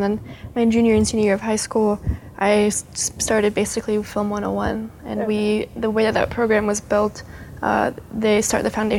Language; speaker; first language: English; early bilingual, other home language; Spanish